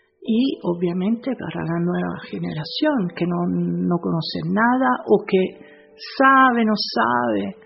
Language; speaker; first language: Spanish; non-native, fluent; Italian